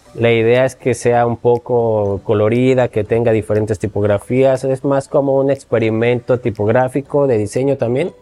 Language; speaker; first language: Spanish; native; Spanish